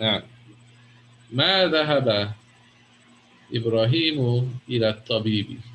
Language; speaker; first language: Arabic; non-native, fluent; English